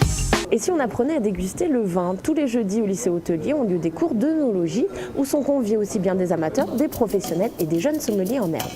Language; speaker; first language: French; native; French